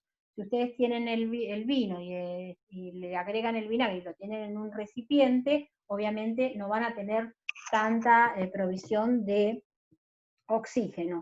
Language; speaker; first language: Spanish; native; Spanish